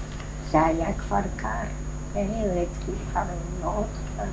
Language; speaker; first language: Hebrew; non-native, fluent; Polish